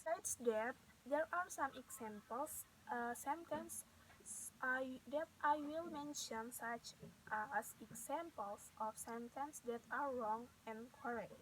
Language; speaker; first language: English; non-native, learner; Indonesian